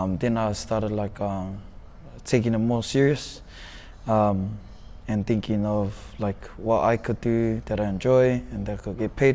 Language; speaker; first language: English; native; English